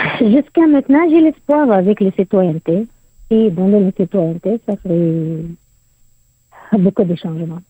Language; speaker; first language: French; non-native, learner; Arabic